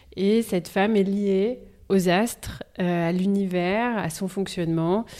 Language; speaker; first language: French; native; French